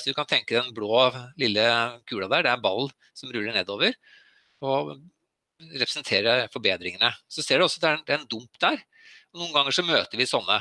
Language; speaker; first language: Norwegian; native; Norwegian